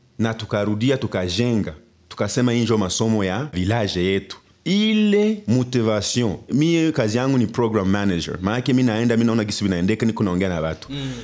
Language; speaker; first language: Swahili; native; Swahili